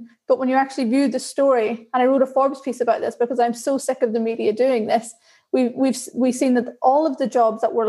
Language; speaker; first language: English; native; English